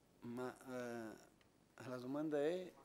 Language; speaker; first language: Italian; non-native, fluent; Portuguese